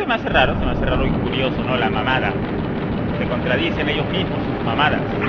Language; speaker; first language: Spanish; native; Spanish